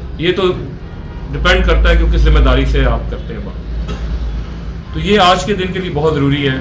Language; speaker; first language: Urdu; non-native, local second language; Punjabi